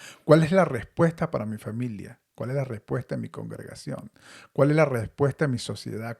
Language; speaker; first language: Spanish; native; Spanish